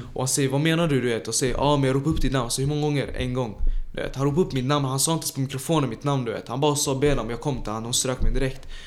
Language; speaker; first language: Swedish; early bilingual, other home language; Tajik